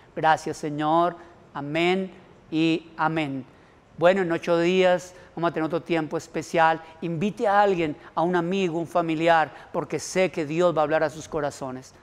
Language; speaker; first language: Spanish; native; Spanish